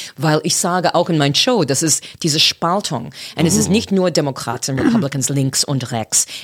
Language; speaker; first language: German; non-native, fluent; English